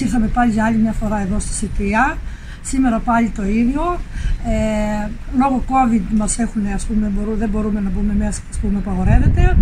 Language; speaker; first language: Greek; native; Greek